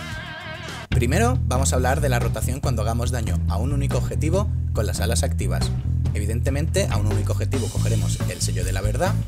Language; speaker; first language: Spanish; native; Spanish